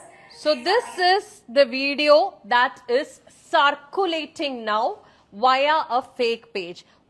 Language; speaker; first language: English; non-native, local second language; Malayalam